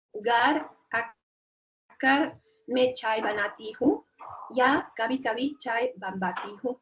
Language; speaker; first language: Hindi; non-native, learner; Spanish